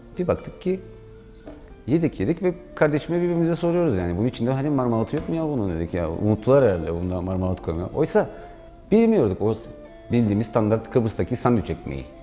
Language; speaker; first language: Turkish; native; Turkish